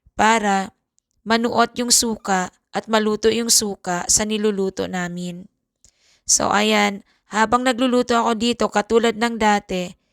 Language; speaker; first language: Filipino; non-native, local second language; Bikol